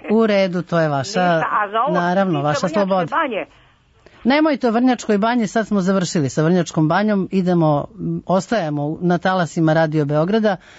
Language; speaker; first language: Serbian; native; Serbian